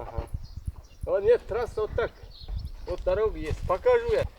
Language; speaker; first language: Russian; non-native, local second language; Kazakh